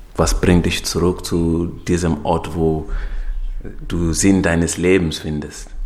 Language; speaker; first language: German; non-native, fluent; Swahili